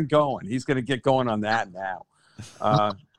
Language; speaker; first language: English; native; English